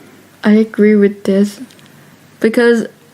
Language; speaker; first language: English; non-native, fluent; Thai